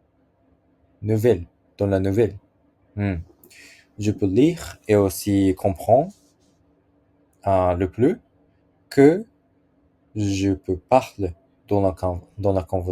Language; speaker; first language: French; non-native, learner; Japanese